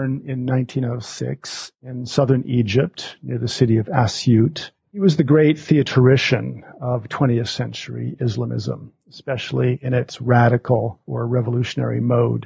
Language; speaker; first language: English; native; English